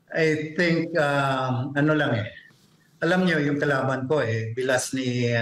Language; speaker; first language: Filipino; non-native, local second language; Cebuano